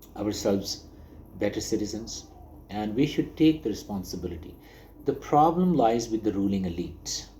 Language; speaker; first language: English; non-native, local second language; Urdu